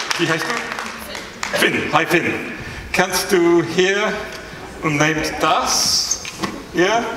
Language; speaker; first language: German; non-native, learner; English